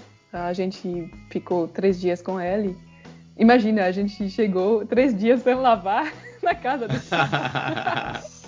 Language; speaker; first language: Portuguese; non-native, fluent; French